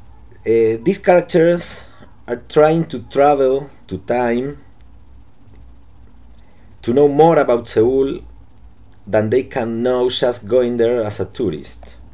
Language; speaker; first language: English; non-native, local second language; Spanish